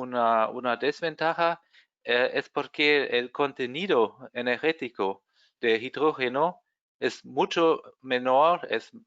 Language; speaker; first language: Spanish; non-native, fluent; German